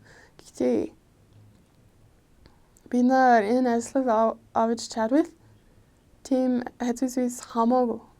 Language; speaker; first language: Mongolian; non-native, fluent; English